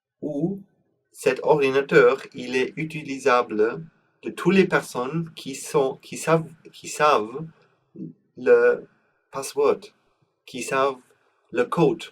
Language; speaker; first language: French; non-native, learner; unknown